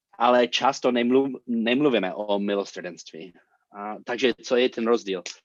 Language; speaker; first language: Czech; non-native, fluent; English